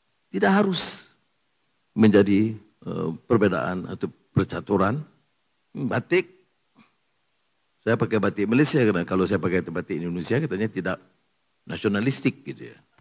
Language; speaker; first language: Malay; native; Malay